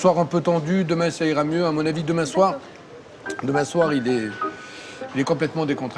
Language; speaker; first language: French; native; French